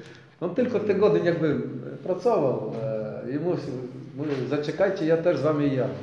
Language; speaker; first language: Polish; non-native, learner; Ukrainian